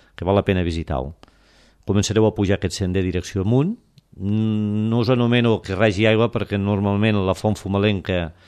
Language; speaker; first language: Catalan; native; Catalan